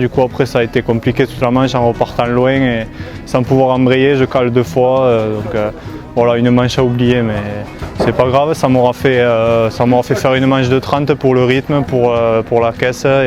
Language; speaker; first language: French; native; French